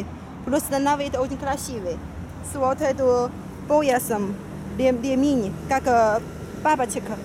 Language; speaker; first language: Russian; non-native, learner; Chinese